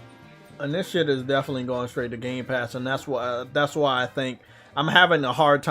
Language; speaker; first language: English; native; English